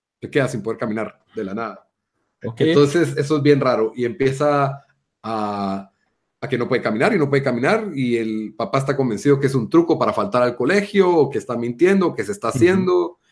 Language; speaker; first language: Spanish; native; Spanish